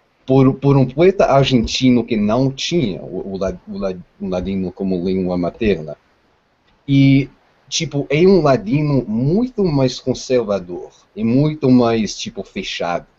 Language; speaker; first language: Portuguese; non-native, fluent; English